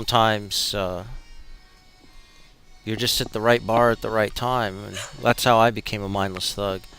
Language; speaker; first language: English; native; English